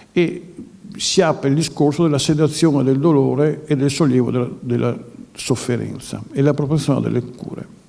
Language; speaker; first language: Italian; native; Italian